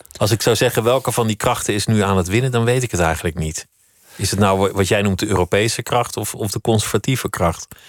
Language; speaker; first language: Dutch; native; Dutch